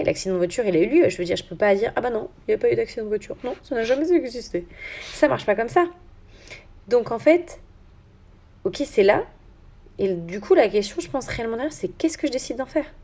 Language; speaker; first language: French; native; French